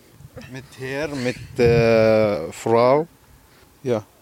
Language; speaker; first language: German; non-native, learner; Arabic